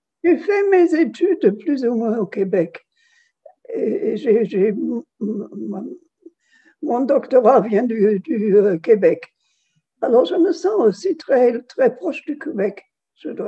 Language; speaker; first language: French; non-native, fluent; German